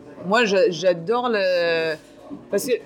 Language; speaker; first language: French; non-native, learner; Hebrew